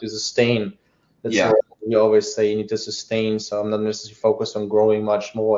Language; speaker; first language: English; non-native, fluent; German